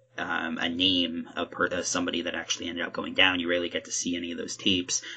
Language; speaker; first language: English; native; English